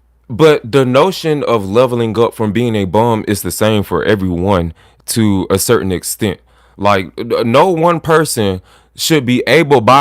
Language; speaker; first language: English; native; English